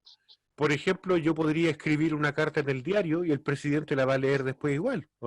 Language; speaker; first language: Spanish; native; Spanish